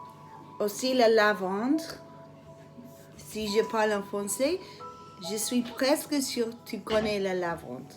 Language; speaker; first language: French; non-native, learner; English